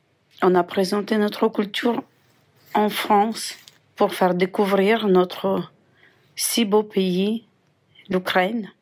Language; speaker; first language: French; non-native, fluent; Ukrainian